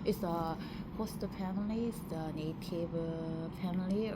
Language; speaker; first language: English; non-native, learner; Korean